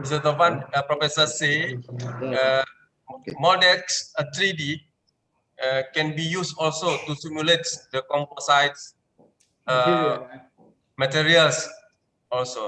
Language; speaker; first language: English; non-native, learner; Indonesian